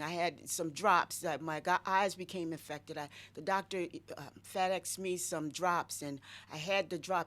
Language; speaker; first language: English; native; English